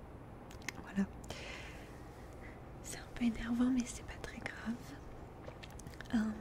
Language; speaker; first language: French; early bilingual, heritage; French